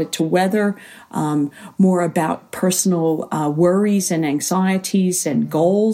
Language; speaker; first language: English; native; English